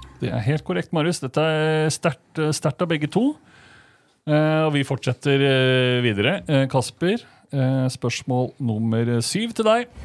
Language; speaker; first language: Norwegian; native; Norwegian